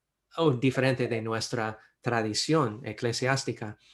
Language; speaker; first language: Spanish; non-native, fluent; English